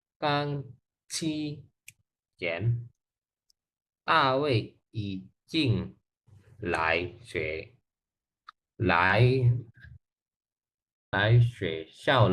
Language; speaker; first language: Chinese; non-native, learner; Indonesian